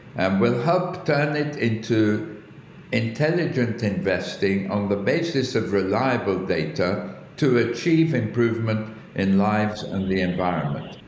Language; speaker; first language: English; early bilingual, other home language; Arabic